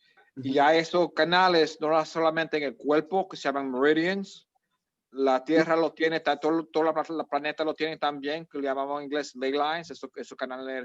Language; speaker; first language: Spanish; early bilingual, heritage; Spanish